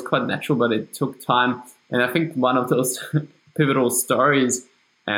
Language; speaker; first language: English; non-native, fluent; German